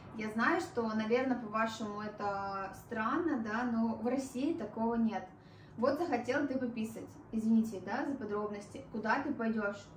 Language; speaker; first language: Russian; native; Russian